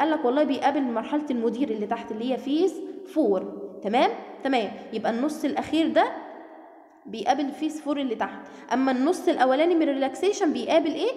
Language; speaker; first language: Arabic; native; Arabic